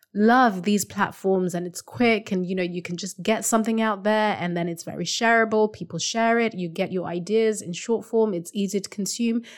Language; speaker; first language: English; non-native, local second language; Shona